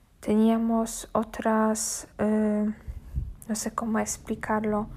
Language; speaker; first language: Spanish; non-native, learner; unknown